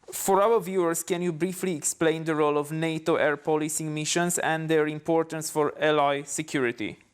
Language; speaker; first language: English; non-native, fluent; Romanian